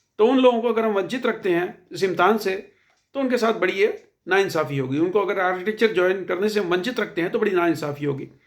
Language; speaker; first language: Hindi; native; Hindi